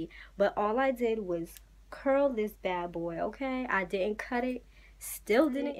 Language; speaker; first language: English; native; English